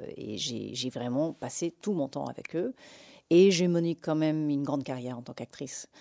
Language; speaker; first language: French; non-native, fluent; English